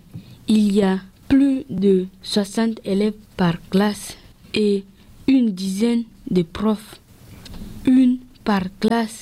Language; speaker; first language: French; early bilingual, other home language; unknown